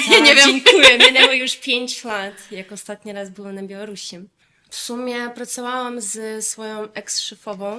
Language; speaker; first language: Polish; non-native, fluent; Russian